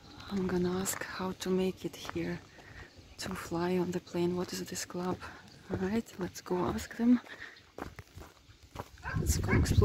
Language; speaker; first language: English; non-native, fluent; Russian